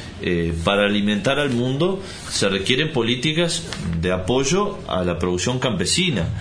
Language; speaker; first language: Spanish; native; Spanish